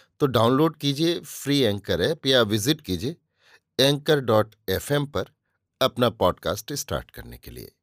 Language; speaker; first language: Hindi; native; Hindi